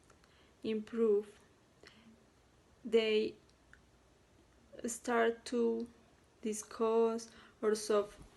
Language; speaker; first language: English; non-native, learner; Spanish